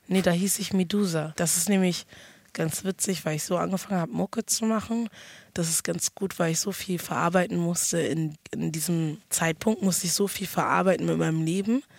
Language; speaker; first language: German; early bilingual, other home language; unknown